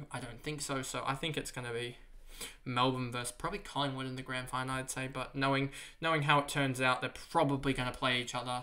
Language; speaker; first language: English; native; English